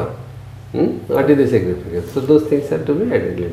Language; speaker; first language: English; non-native, local second language; Odia